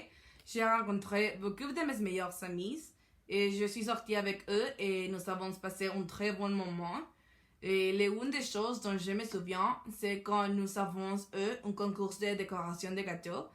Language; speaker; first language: French; non-native, learner; Spanish